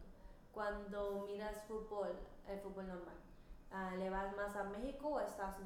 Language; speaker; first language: Spanish; early bilingual, heritage; Spanish